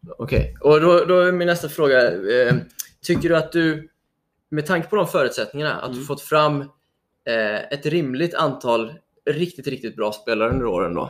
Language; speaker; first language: Swedish; native; Swedish